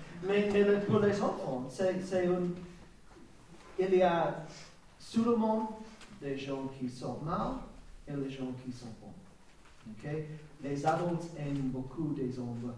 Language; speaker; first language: French; non-native, learner; English